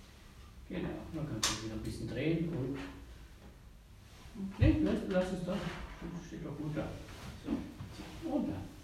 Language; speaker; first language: German; native; German